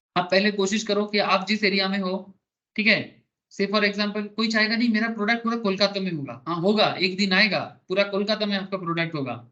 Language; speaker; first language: Hindi; non-native, local second language; Bangla